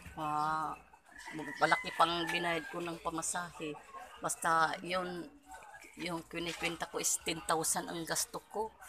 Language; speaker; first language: Filipino; non-native, local second language; Cebuano